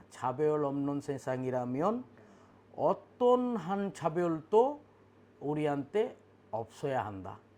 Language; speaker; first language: Korean; non-native, learner; Bangla